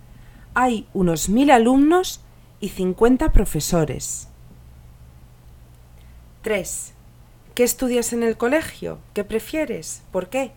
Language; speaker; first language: Spanish; non-native, learner; English